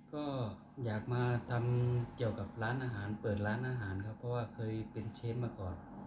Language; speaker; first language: Thai; native; Thai